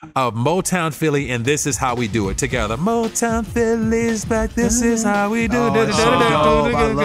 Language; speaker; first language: English; native; English